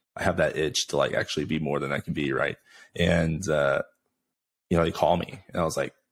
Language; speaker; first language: English; native; English